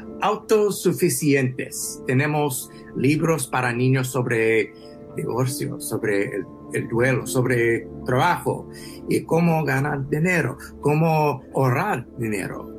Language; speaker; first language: Spanish; early bilingual, heritage; English